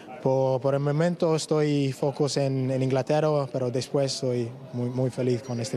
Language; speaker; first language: Spanish; non-native, learner; English